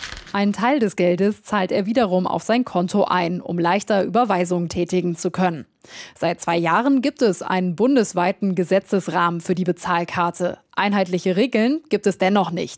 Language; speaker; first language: German; native; German